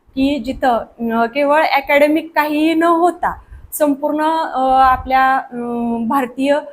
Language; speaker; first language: Marathi; native; Marathi